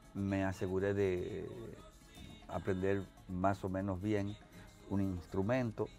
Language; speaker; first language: Spanish; native; Spanish